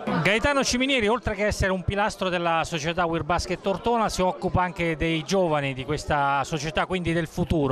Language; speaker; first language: Italian; native; Italian